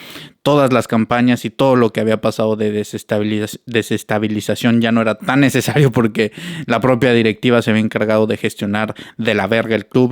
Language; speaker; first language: Spanish; native; Spanish